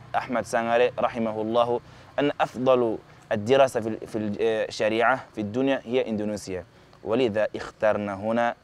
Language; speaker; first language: Arabic; non-native, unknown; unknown